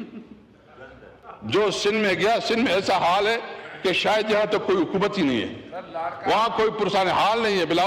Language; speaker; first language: Urdu; non-native, local second language; Pashto